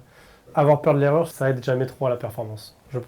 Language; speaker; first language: French; native; French